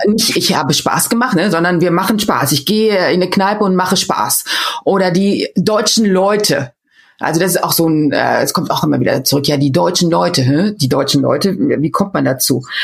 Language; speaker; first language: German; native; German